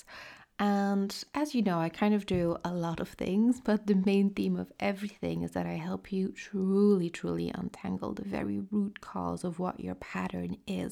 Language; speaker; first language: English; non-native, fluent; French